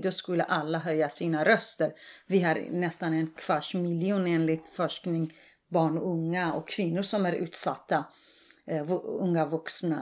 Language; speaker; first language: Swedish; non-native, fluent; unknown